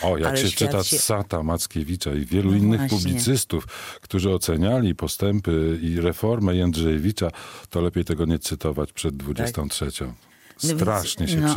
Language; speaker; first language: Polish; native; Polish